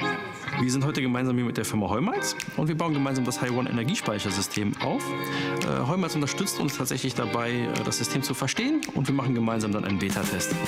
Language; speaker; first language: German; native; German